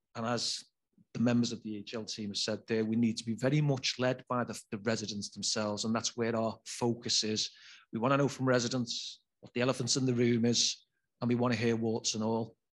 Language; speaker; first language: English; native; English